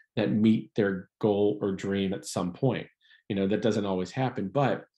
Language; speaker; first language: English; native; English